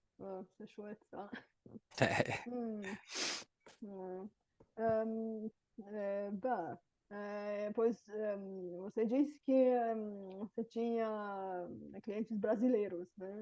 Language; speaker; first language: Portuguese; non-native, fluent; Bulgarian